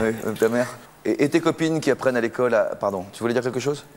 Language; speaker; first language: French; native; French